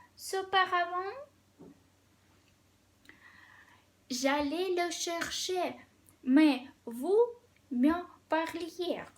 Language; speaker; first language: French; non-native, fluent; Russian